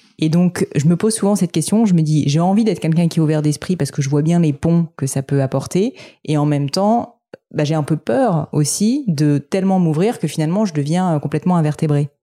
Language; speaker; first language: French; native; French